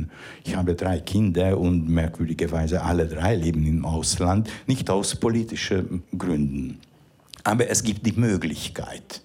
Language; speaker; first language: German; non-native, fluent; Hungarian